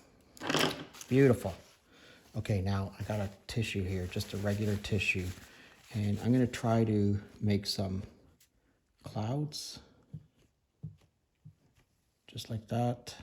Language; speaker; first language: English; native; English